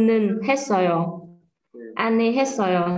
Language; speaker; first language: Korean; non-native, learner; Vietnamese